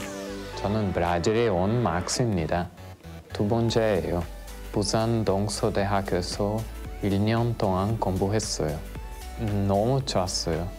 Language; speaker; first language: Korean; non-native, learner; Portuguese